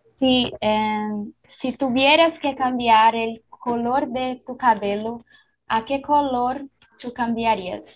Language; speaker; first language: Spanish; non-native, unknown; Portuguese